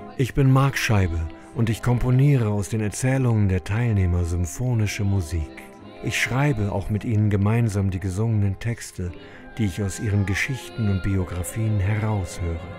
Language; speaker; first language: German; native; German